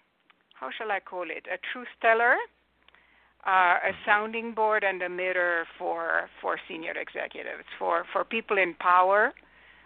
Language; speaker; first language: English; non-native, fluent; Romanian